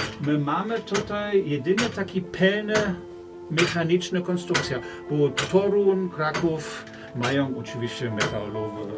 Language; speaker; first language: Polish; non-native, learner; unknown